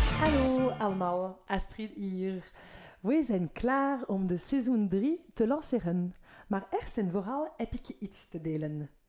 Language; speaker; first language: Dutch; non-native, fluent; French